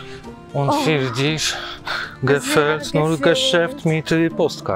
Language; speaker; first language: German; non-native, learner; Polish